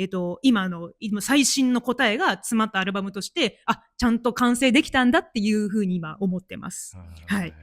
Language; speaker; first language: Japanese; native; Japanese